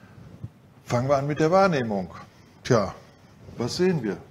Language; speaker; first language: German; native; German